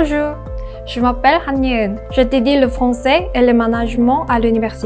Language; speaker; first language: French; non-native, learner; Korean